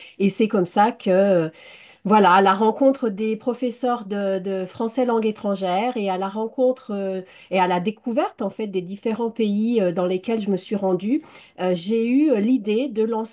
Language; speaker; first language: French; native; French